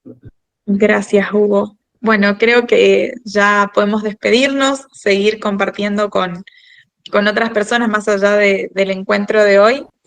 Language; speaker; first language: Spanish; native; Spanish